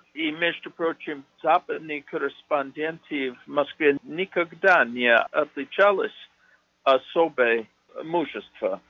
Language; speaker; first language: Russian; non-native, fluent; English